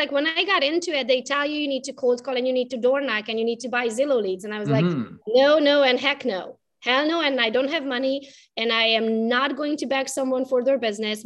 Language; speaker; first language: English; non-native, fluent; Romanian